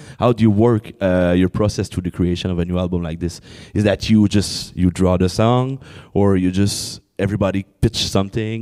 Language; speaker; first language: English; non-native, fluent; French